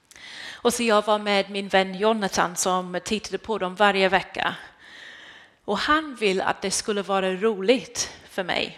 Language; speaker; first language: Swedish; non-native, fluent; English